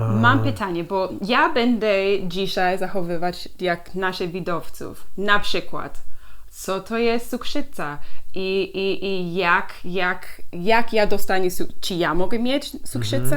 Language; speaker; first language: Polish; non-native, learner; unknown